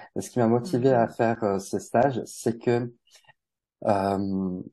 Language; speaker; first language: French; native; French